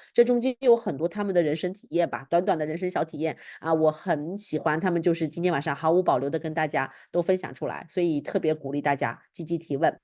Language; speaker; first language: Chinese; native; Chinese